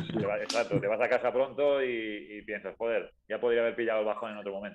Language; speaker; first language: Spanish; native; Spanish